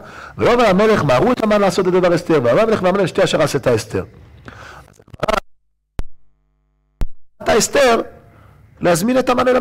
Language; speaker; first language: Hebrew; native; Hebrew